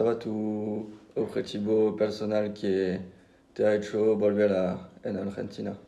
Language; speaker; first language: Spanish; non-native, fluent; French